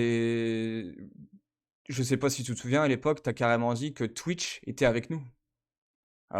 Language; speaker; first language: French; native; French